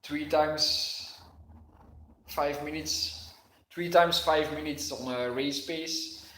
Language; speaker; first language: English; non-native, fluent; Dutch